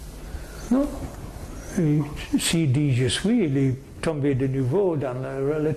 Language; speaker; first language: French; non-native, fluent; English